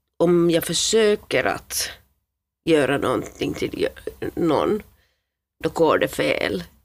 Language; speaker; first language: Swedish; non-native, local second language; Finnish